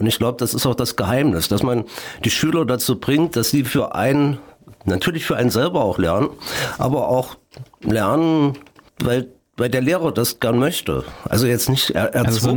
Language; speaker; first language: German; native; German